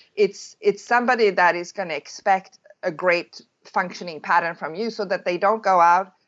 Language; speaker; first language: English; non-native, fluent; Swedish